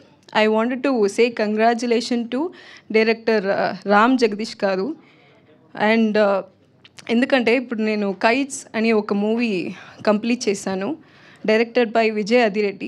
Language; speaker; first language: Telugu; non-native, local second language; Tamil